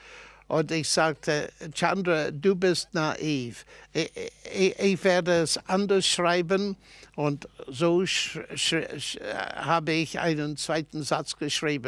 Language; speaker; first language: German; non-native, fluent; English